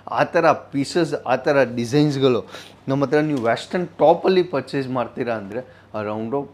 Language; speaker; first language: Kannada; non-native, fluent; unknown